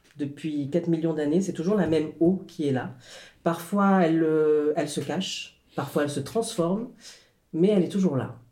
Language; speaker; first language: French; early bilingual, other home language; Arabic